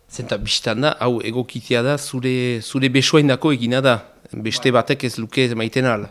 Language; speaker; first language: Basque; native; Basque